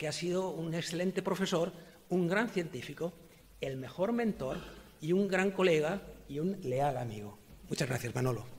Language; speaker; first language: Spanish; native; Spanish